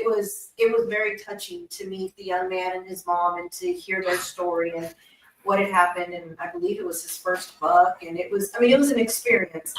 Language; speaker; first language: English; native; English